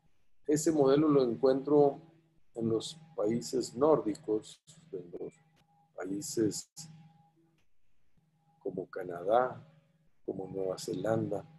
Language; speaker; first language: Spanish; native; Spanish